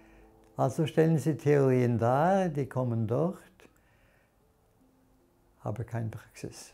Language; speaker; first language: German; non-native, fluent; Norwegian